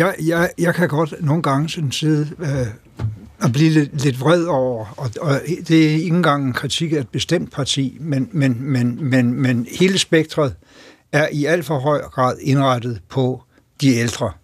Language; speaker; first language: Danish; native; Danish